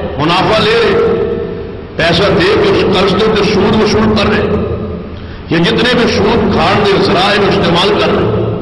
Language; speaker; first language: Urdu; non-native, local second language; Punjabi